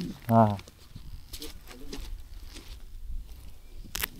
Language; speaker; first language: Hindi; native; Hindi